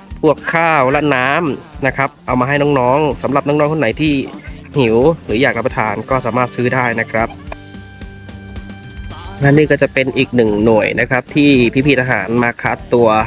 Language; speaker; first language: Thai; native; Thai